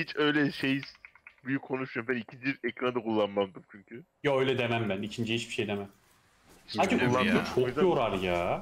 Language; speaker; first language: Turkish; native; Turkish